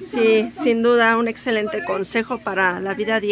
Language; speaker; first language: Spanish; native; Spanish